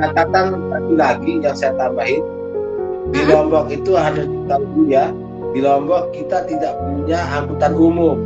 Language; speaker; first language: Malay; non-native, local second language; Sasak